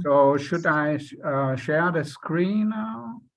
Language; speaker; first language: English; non-native, fluent; German